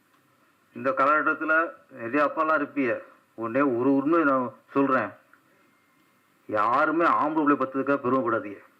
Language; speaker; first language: Tamil; native; Tamil